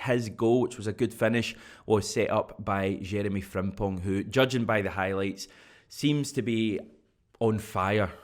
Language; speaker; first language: English; native; English